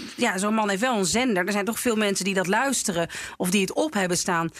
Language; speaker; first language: Dutch; native; Dutch